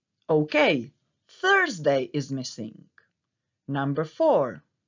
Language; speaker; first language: English; non-native, fluent; Czech